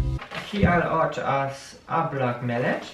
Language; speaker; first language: Hungarian; non-native, learner; English